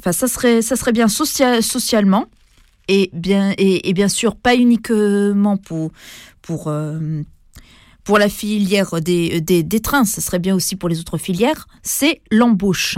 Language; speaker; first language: French; native; French